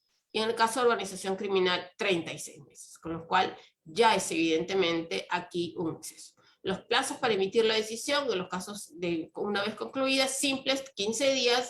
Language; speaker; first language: Spanish; native; Spanish